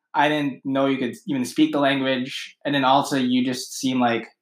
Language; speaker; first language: English; early bilingual, other home language; Filipino